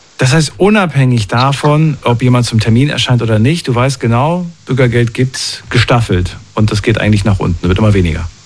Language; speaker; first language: German; native; German